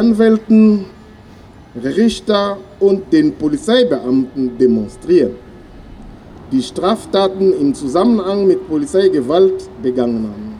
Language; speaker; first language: German; non-native, fluent; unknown